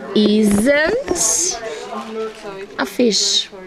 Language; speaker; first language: English; non-native, fluent; Portuguese